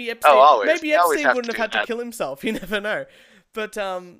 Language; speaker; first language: English; native; English